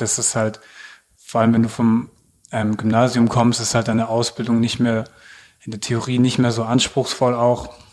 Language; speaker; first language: German; native; German